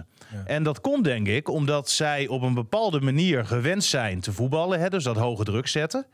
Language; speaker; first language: Dutch; native; Dutch